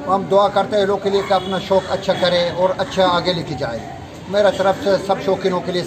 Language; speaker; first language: Hindi; non-native, learner; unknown